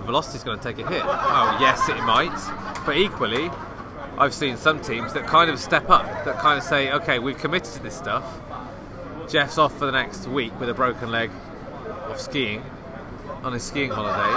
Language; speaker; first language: English; native; English